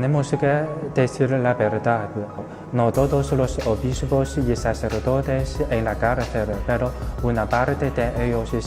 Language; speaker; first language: Spanish; non-native, learner; Chinese